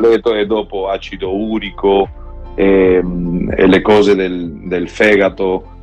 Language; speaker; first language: Italian; non-native, learner; Spanish